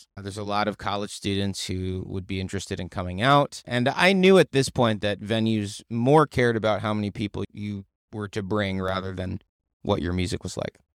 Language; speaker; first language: English; native; English